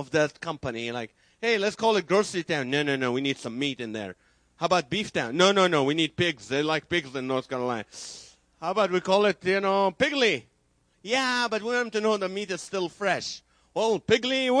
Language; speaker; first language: English; non-native, fluent; Arabic